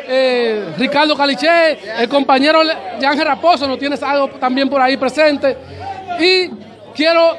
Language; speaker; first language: Spanish; native; Spanish